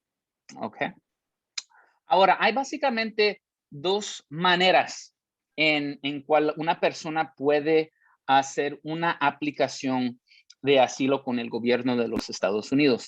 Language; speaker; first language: Spanish; early bilingual, heritage; Spanish